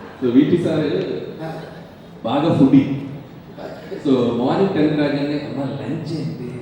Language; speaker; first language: Telugu; native; Telugu